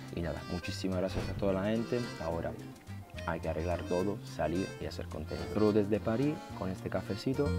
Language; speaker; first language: Spanish; non-native, fluent; Italian